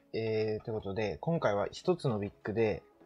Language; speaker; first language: Japanese; native; Japanese